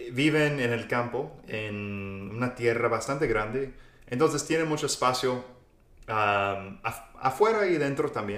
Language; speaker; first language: Spanish; non-native, fluent; English